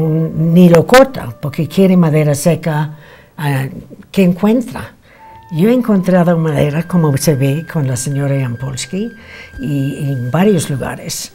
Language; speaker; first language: Spanish; non-native, fluent; English